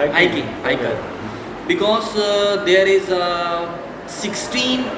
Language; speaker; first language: English; non-native, fluent; Urdu